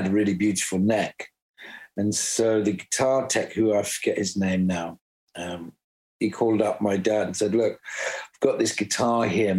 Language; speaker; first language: English; native; English